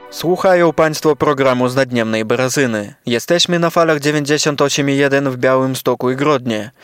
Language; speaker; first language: Polish; non-native, local second language; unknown